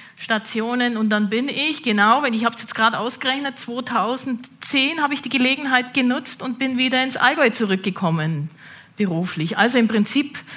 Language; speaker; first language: German; native; German